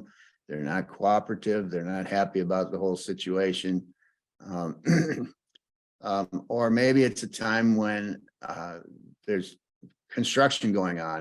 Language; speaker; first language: English; native; English